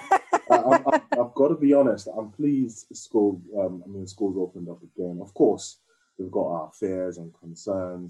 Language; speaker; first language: English; native; English